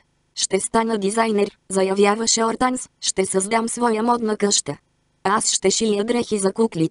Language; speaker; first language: Bulgarian; native; Bulgarian